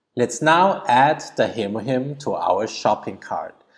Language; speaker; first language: English; early bilingual, other home language; Thai